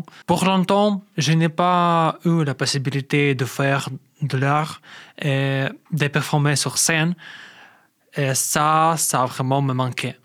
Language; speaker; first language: French; non-native, learner; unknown